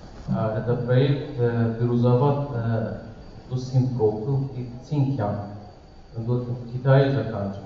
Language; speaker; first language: Russian; non-native, learner; Persian